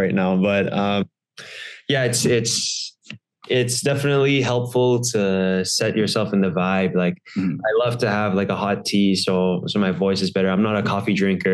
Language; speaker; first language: English; native; English